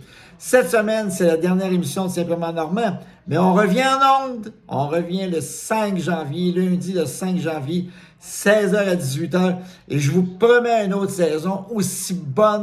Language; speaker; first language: French; native; French